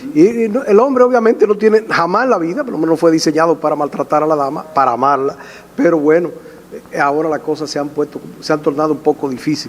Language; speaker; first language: Spanish; native; Spanish